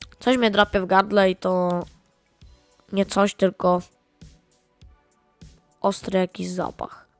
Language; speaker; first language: Polish; native; Polish